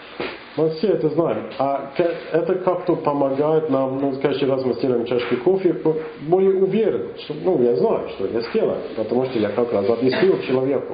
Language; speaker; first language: Russian; non-native, fluent; English